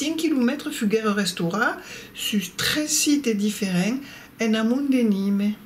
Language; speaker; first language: Occitan; non-native, local second language; French